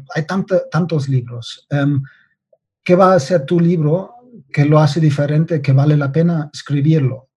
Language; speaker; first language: Spanish; non-native, fluent; German